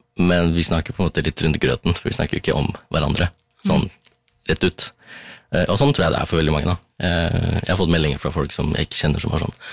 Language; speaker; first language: Norwegian; early bilingual, other home language; Tamil